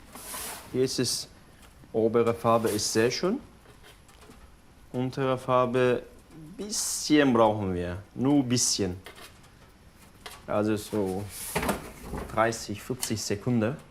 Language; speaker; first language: German; non-native, learner; Turkish